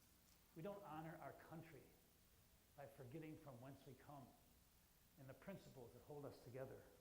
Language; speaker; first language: English; native; English